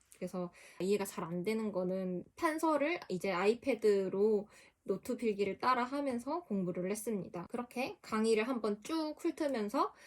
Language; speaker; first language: Korean; native; Korean